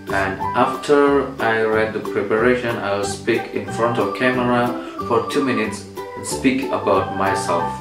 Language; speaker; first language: English; non-native, learner; Javanese